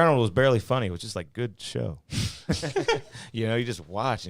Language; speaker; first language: English; native; English